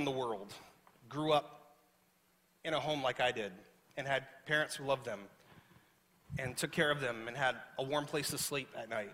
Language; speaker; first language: English; native; English